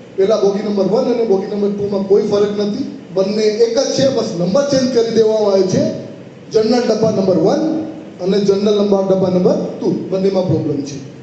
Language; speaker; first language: Gujarati; non-native, local second language; Marwari